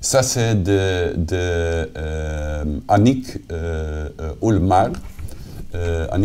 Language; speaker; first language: French; non-native, fluent; Dutch